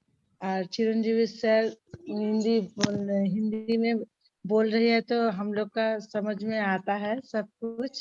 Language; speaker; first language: Hindi; non-native, local second language; Bangla